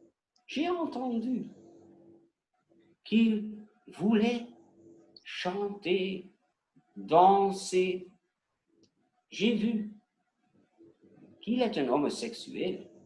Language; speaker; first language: French; non-native, learner; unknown